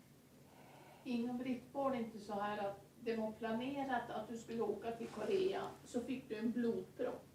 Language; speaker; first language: Swedish; native; Swedish